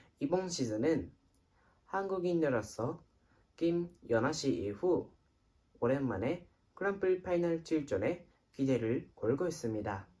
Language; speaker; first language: Korean; non-native, fluent; Japanese